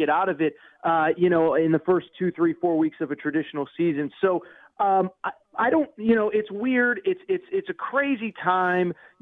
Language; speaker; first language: English; native; English